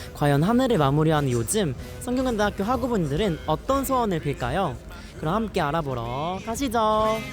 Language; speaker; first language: Korean; native; Korean